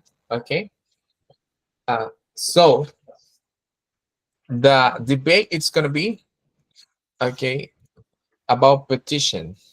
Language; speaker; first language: English; non-native, fluent; Spanish